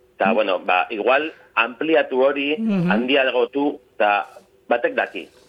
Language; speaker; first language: Basque; non-native, local second language; Spanish